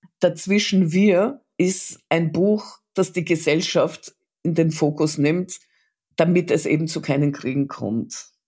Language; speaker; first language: German; early bilingual, other home language; Russian